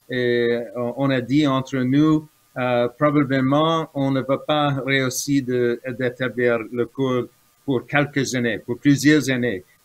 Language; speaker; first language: French; non-native, fluent; English